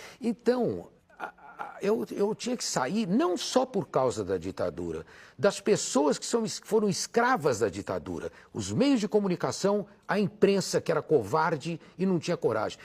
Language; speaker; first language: Portuguese; native; Portuguese